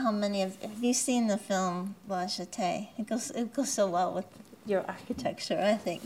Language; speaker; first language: English; native; English